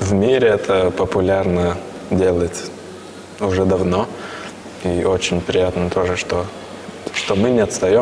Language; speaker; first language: Russian; non-native, local second language; Latvian